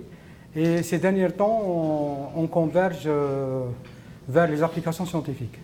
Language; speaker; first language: French; non-native, local second language; Arabic